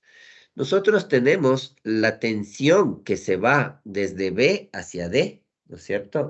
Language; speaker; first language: Spanish; native; Spanish